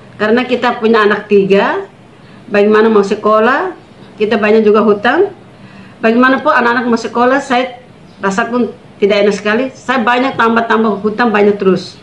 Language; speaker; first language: Indonesian; non-native, local second language; Tetum